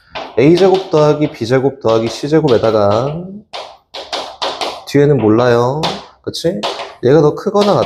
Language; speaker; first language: Korean; native; Korean